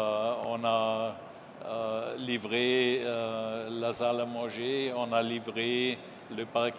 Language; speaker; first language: French; non-native, learner; German